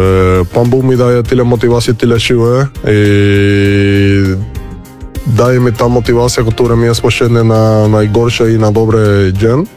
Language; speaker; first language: Polish; non-native, learner; Spanish